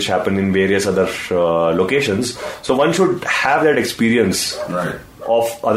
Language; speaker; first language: English; non-native, local second language; Hindi